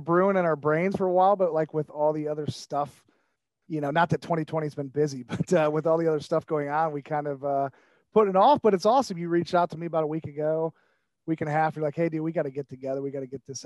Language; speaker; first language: English; native; English